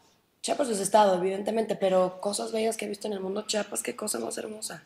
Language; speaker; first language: Spanish; native; Spanish